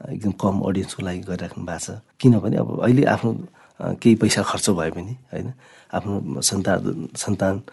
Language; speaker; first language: Nepali; non-native, local second language; Sherpa